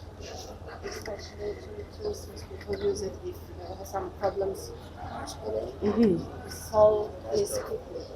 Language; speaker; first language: English; non-native, learner; Turkish